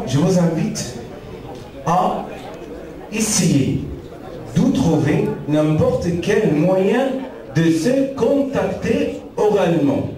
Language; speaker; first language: French; non-native, fluent; Arabic